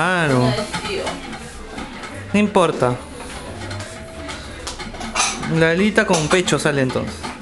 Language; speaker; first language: Spanish; native; Spanish